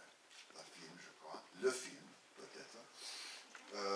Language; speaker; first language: French; non-native, learner; English